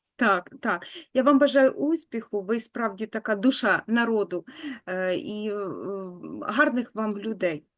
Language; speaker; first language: Ukrainian; native; Ukrainian